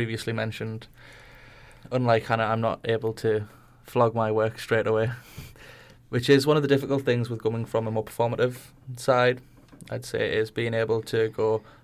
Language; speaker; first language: English; native; English